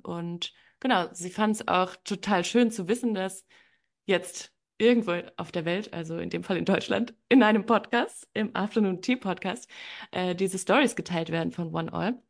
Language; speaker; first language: German; native; German